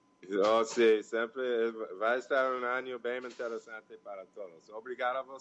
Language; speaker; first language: Portuguese; non-native, fluent; English